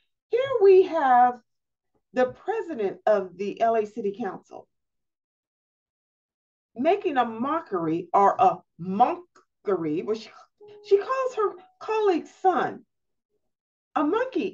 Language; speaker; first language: English; native; English